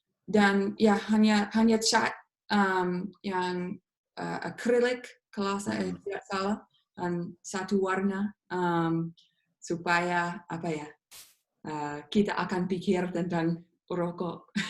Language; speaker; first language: Indonesian; non-native, fluent; English